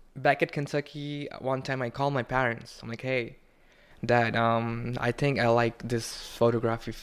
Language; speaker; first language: English; non-native, local second language; Bangla